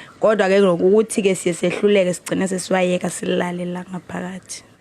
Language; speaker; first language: Zulu; non-native, local second language; Xhosa